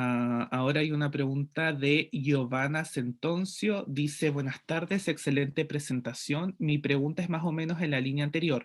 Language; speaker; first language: Spanish; native; Spanish